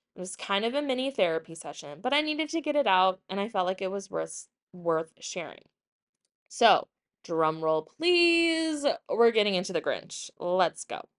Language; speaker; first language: English; native; English